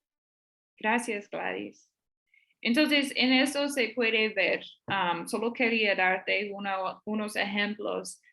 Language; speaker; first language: Spanish; non-native, fluent; English